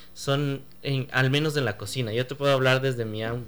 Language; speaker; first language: Spanish; native; Spanish